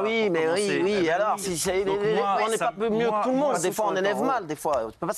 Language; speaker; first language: French; native; French